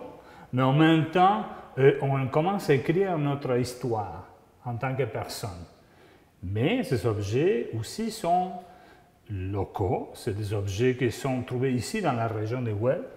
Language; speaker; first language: French; non-native, fluent; Spanish